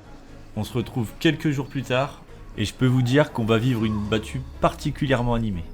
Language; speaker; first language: French; native; French